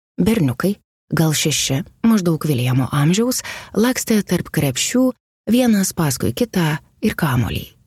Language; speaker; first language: Lithuanian; native; Lithuanian